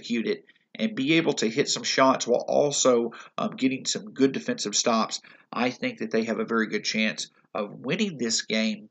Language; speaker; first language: English; native; English